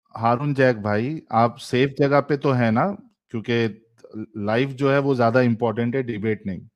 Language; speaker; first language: Hindi; native; Hindi